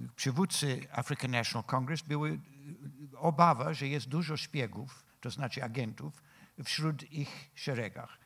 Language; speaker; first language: Polish; non-native, fluent; English